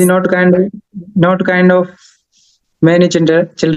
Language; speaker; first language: English; non-native, learner; Haryanvi